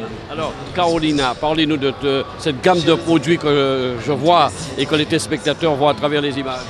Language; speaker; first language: French; native; French